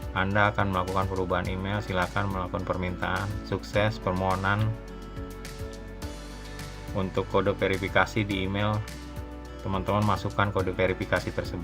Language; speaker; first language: Indonesian; native; Indonesian